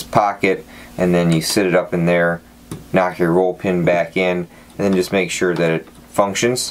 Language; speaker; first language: English; native; English